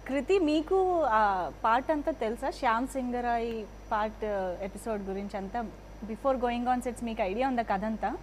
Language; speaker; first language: Telugu; native; Telugu